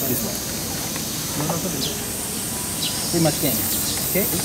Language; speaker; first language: English; non-native, learner; Japanese